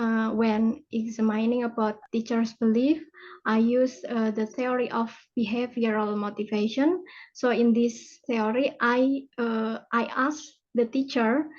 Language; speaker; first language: English; non-native, fluent; Indonesian